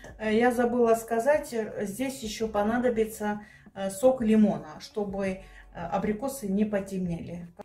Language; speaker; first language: Russian; non-native, local second language; Armenian